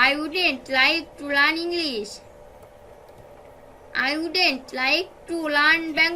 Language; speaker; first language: English; non-native, fluent; Bangla